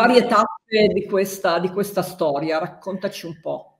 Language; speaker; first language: Italian; native; Italian